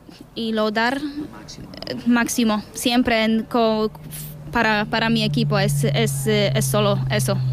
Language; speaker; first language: Spanish; non-native, learner; Polish